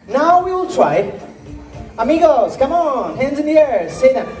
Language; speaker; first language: English; non-native, fluent; Turkish